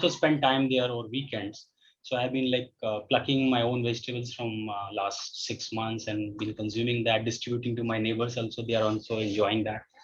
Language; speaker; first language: English; non-native, local second language; Hindi